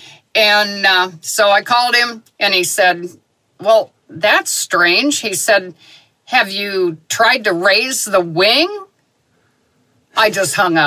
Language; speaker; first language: English; native; English